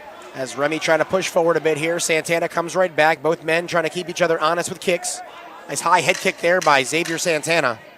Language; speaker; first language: English; native; English